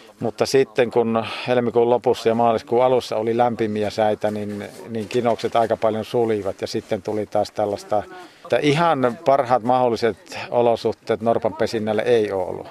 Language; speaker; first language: Finnish; native; Finnish